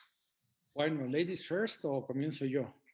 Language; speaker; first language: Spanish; native; Spanish